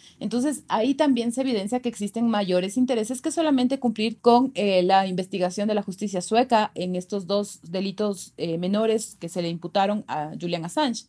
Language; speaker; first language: Spanish; native; Spanish